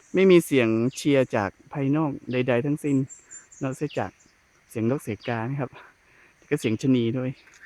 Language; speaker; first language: Thai; native; Thai